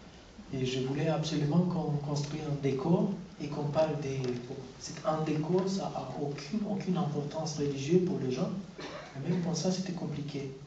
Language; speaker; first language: French; non-native, fluent; Romanian